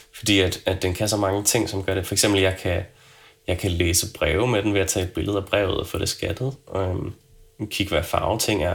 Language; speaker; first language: Danish; native; Danish